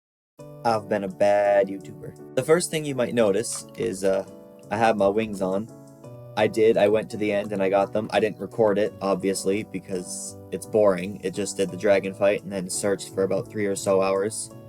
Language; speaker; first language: English; native; English